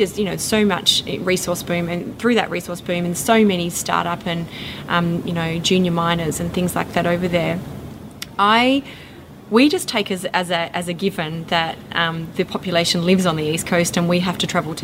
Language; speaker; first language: English; native; English